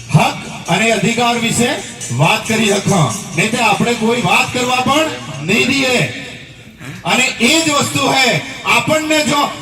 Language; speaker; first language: Gujarati; non-native, local second language; Bhili